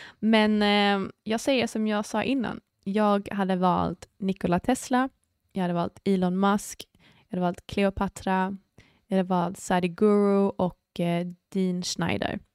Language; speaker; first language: Swedish; early bilingual, other home language; English